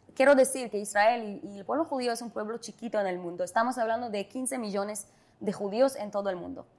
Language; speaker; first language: Spanish; non-native, fluent; Hebrew